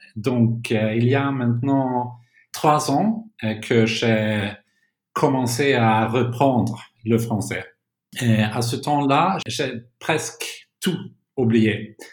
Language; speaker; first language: French; non-native, fluent; Swedish